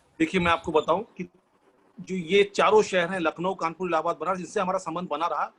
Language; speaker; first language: Hindi; non-native, local second language; Bangla